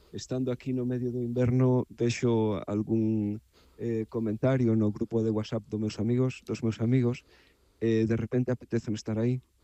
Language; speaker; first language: Galician; native; Galician